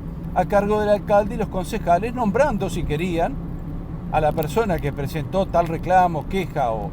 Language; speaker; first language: Spanish; native; Spanish